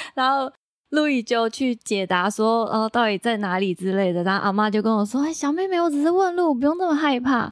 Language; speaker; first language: Chinese; non-native, local second language; Cantonese